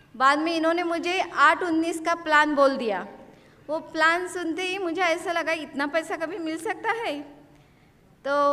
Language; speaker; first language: Hindi; non-native, local second language; Marathi